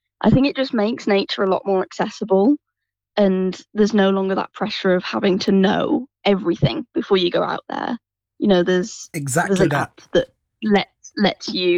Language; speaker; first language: English; native; English